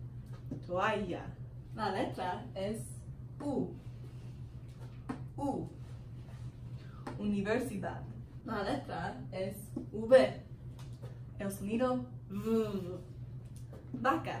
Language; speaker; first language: Spanish; non-native, learner; English